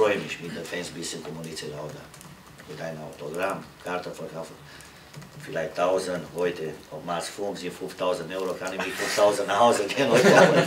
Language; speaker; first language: German; non-native, learner; Romanian